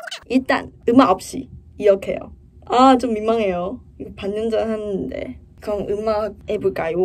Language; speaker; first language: Korean; non-native, fluent; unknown